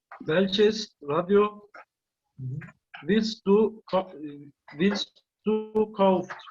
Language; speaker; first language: German; non-native, learner; Turkish